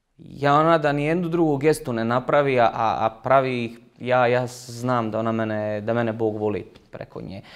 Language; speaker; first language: Croatian; native; Croatian